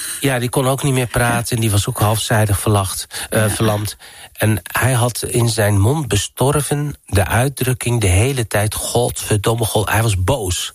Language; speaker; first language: Dutch; early bilingual, other home language; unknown